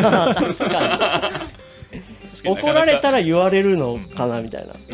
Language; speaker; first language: Japanese; native; Japanese